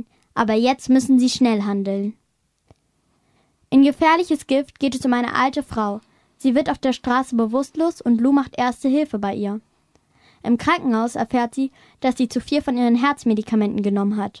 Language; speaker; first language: German; native; German